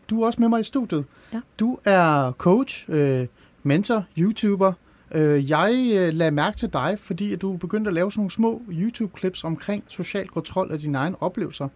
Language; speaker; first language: Danish; early bilingual, other home language; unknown